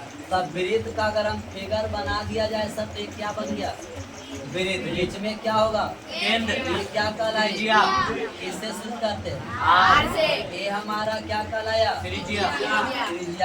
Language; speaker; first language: Hindi; native; Hindi